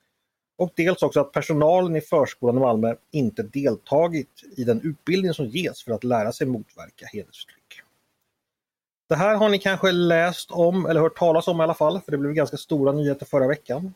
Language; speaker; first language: Swedish; native; Swedish